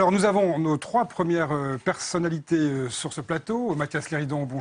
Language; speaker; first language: French; native; French